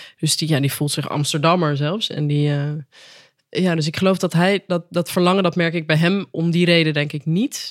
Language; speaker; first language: Dutch; native; Dutch